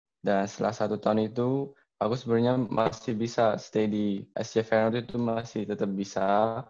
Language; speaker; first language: Indonesian; early bilingual, heritage; Indonesian